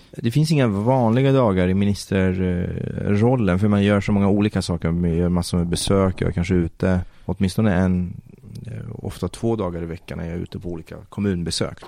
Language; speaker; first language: Swedish; early bilingual, other home language; Persian